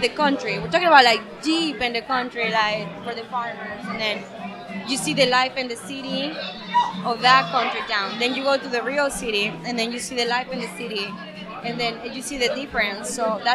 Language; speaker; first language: English; non-native, fluent; Spanish